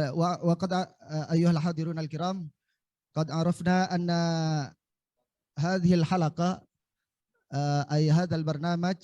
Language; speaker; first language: Arabic; non-native, fluent; Indonesian